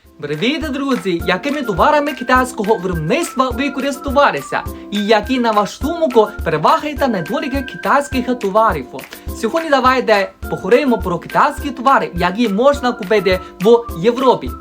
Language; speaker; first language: Ukrainian; non-native, fluent; Chinese